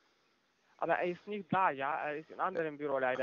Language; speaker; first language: German; non-native, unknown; Russian